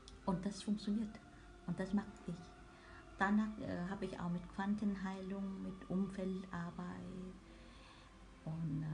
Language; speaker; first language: German; non-native, learner; Vietnamese